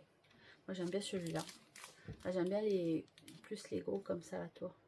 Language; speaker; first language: French; native; French